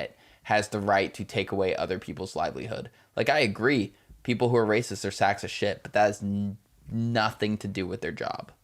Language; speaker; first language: English; native; English